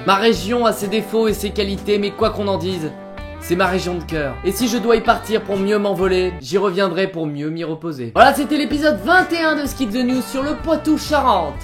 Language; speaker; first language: French; native; French